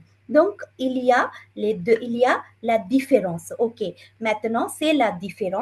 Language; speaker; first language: French; non-native, fluent; Bangla